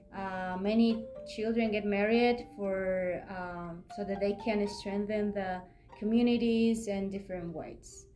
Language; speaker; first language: English; non-native, fluent; Spanish